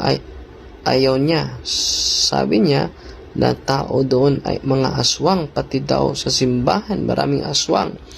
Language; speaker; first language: Filipino; native; Filipino